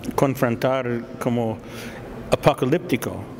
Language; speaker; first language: Spanish; non-native, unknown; English